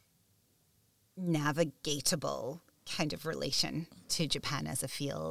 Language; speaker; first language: English; native; English